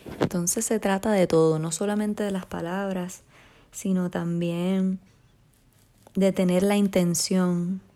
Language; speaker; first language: Spanish; native; Spanish